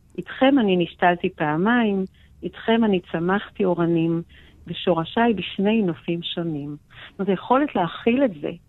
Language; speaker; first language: Hebrew; native; Hebrew